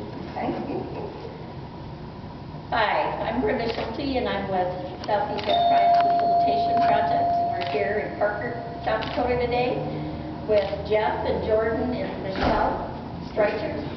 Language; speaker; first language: English; native; English